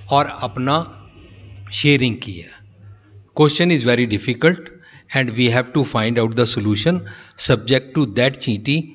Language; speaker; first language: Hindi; non-native, local second language; Punjabi